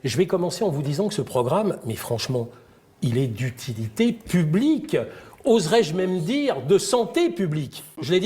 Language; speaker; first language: French; native; French